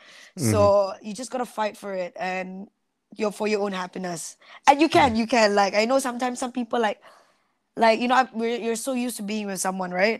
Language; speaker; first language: English; non-native, local second language; Malay